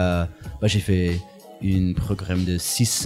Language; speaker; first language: French; non-native, fluent; English